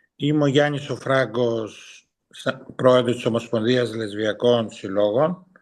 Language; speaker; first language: Greek; early bilingual, heritage; Greek